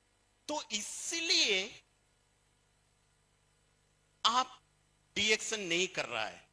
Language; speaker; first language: Hindi; non-native, fluent; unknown